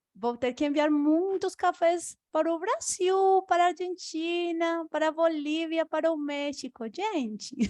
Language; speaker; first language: Portuguese; non-native, fluent; Spanish